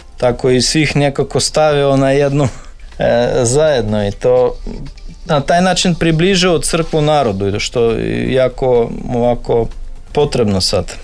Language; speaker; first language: Serbian; non-native, fluent; Russian